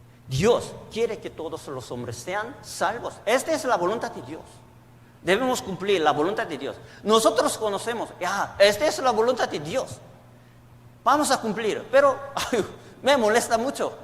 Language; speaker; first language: Spanish; non-native, learner; Korean